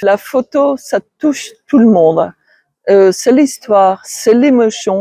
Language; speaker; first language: French; non-native, fluent; Dutch